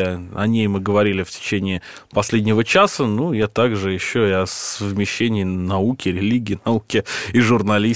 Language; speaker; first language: Russian; native; Russian